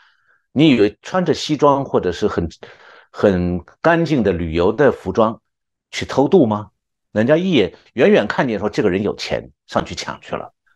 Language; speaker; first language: Chinese; native; Chinese